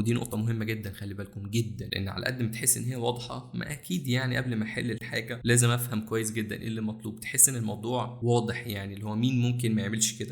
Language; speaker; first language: Arabic; native; Arabic